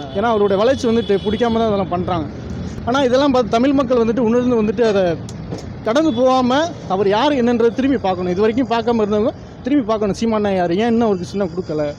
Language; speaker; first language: Tamil; native; Tamil